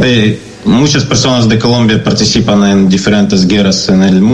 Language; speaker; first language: Spanish; non-native, learner; Ukrainian